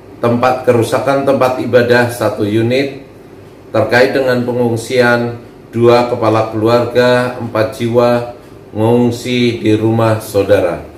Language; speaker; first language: Indonesian; native; Indonesian